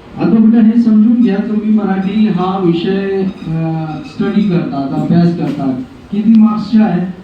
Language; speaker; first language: Marathi; non-native, local second language; Urdu